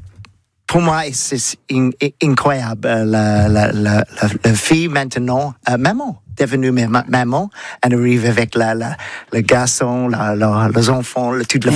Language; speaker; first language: French; non-native, learner; English